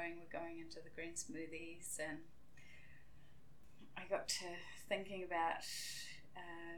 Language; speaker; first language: English; native; English